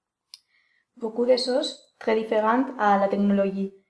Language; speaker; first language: French; non-native, learner; Spanish